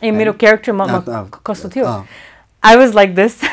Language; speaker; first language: Nepali; early bilingual, heritage; English